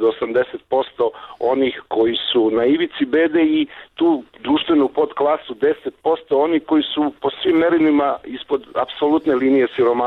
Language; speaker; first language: Serbian; native; Serbian